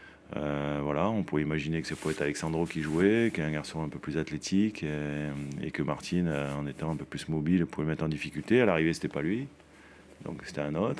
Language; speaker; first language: French; native; French